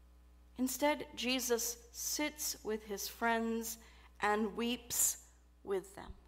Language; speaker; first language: English; native; English